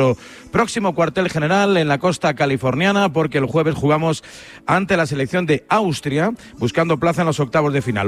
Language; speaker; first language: Spanish; native; Spanish